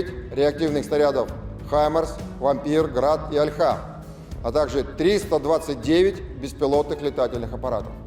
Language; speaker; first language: Russian; native; Russian